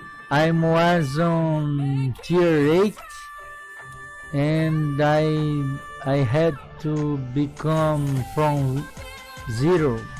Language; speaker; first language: English; non-native, learner; Portuguese